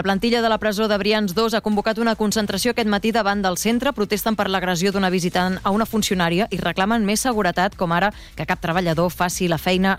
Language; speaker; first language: Catalan; native; Catalan